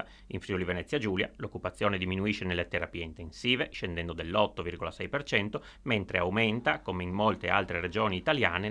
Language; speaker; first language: Italian; native; Italian